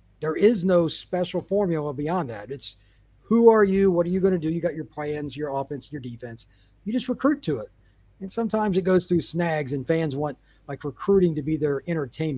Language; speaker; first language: English; native; English